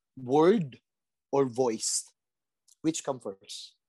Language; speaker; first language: English; non-native, local second language; Filipino